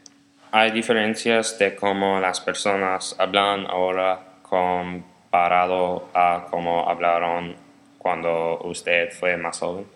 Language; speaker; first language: Spanish; non-native, learner; English